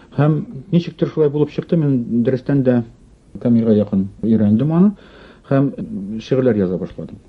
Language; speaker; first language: Tatar; non-native, local second language; Russian